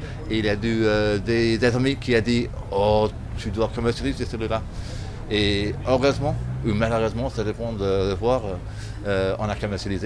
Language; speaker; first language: French; non-native, learner; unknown